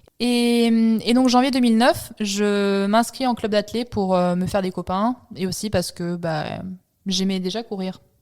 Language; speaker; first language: French; early bilingual, other home language; Italian